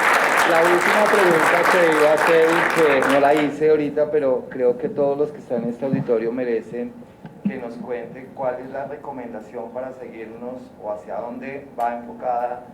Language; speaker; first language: Spanish; native; Spanish